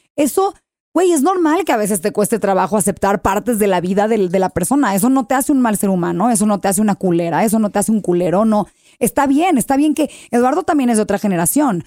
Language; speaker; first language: Spanish; early bilingual, heritage; English